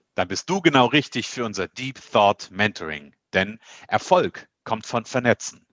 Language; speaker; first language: German; native; German